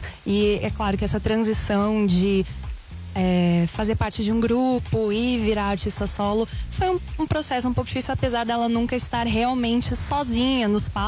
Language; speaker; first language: Portuguese; non-native, fluent; English